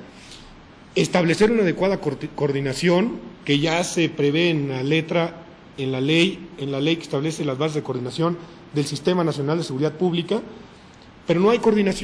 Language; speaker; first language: Spanish; native; Spanish